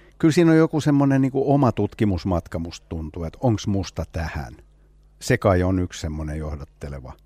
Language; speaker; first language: Finnish; non-native, local second language; Swedish